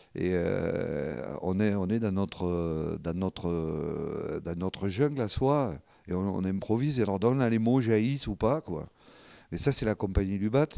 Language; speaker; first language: French; non-native, local second language; Occitan